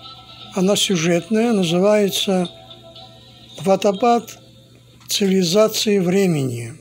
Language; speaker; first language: Russian; non-native, fluent; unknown